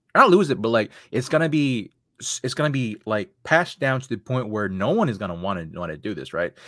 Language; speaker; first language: English; early bilingual, other home language; Filipino